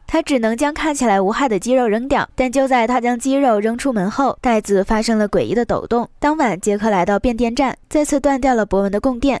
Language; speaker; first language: Chinese; native; Chinese